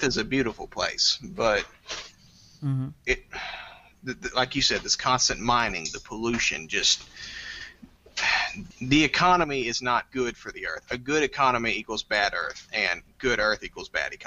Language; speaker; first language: English; native; English